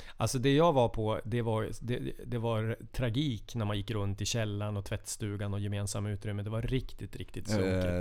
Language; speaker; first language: Swedish; native; Swedish